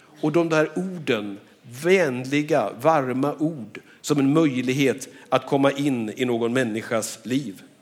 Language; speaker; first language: Swedish; native; Swedish